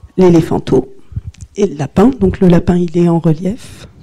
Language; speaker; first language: French; native; French